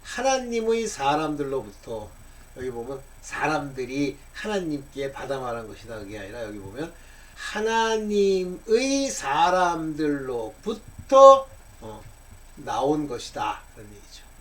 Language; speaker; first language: Korean; native; Korean